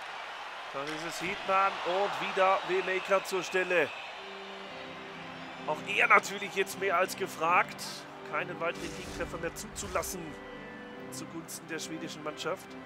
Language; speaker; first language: German; native; German